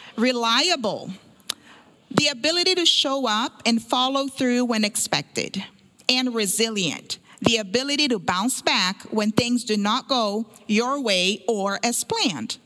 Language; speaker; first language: English; early bilingual, other home language; Portuguese